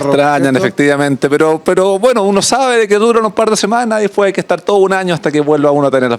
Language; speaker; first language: Spanish; native; Spanish